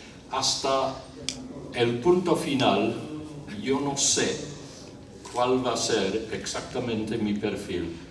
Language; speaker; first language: Spanish; non-native, fluent; English